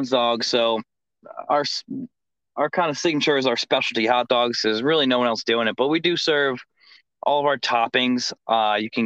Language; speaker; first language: English; native; English